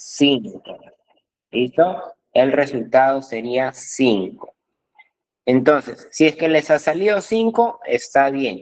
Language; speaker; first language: Spanish; native; Spanish